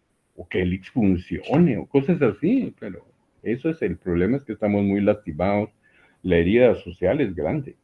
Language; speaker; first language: Spanish; native; Spanish